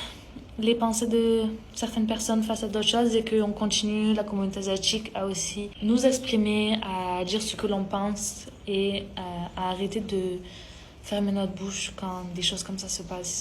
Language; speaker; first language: French; early bilingual, other home language; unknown